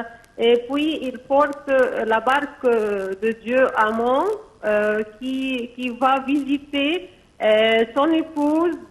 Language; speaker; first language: French; non-native, local second language; Arabic